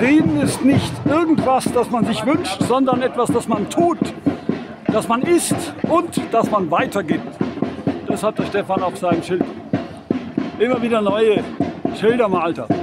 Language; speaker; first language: German; native; German